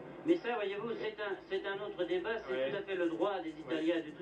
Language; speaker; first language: French; native; French